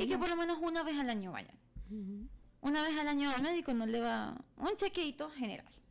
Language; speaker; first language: Spanish; native; Spanish